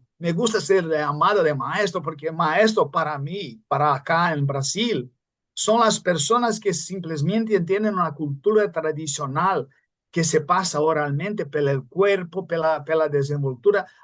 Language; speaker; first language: Spanish; non-native, fluent; Portuguese